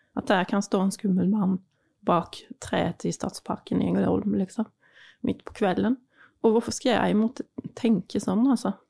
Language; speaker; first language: Norwegian; native; Norwegian